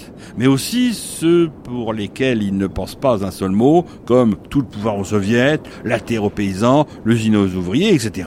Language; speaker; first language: French; native; French